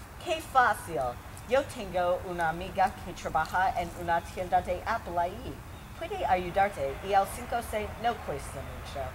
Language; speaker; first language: Spanish; non-native, learner; English